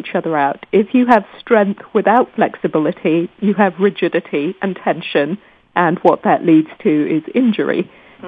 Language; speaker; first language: English; non-native, local second language; Gujarati